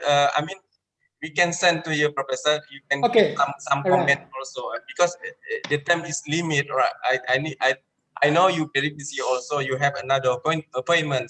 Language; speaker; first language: English; non-native, learner; Indonesian